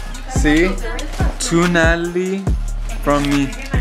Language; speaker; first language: English; early bilingual, other home language; Spanish